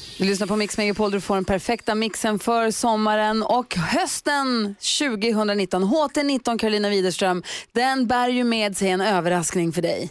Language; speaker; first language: Swedish; native; Swedish